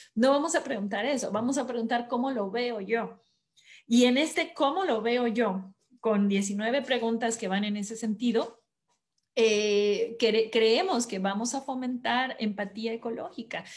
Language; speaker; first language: Spanish; native; Spanish